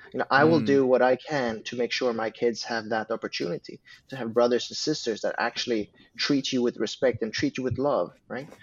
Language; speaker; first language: English; non-native, fluent; Swedish